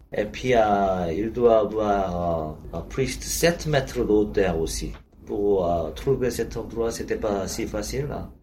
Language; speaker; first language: French; non-native, learner; Korean